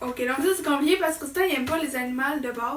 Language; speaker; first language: French; native; French